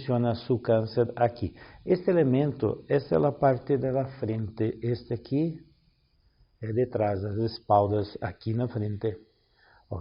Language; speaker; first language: Spanish; non-native, learner; Portuguese